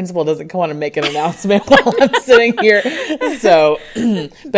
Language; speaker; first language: English; native; English